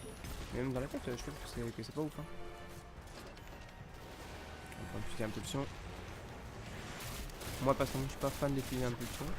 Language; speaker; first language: French; native; French